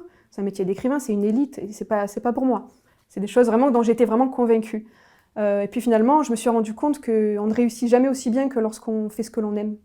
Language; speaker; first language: French; native; French